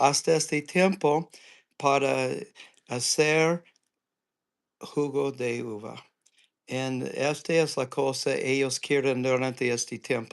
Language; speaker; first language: Spanish; non-native, learner; English